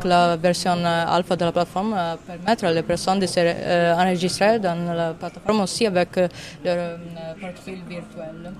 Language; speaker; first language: French; non-native, fluent; Italian